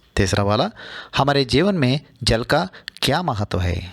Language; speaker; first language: Hindi; non-native, local second language; Telugu